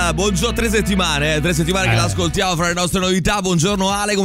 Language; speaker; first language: Italian; native; Italian